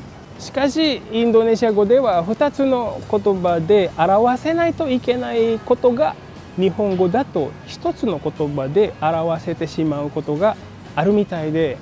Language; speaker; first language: Japanese; non-native, fluent; Indonesian